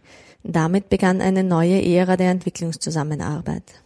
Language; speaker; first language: German; native; German